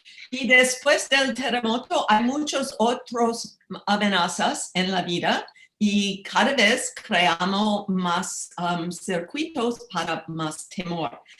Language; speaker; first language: Spanish; non-native, learner; English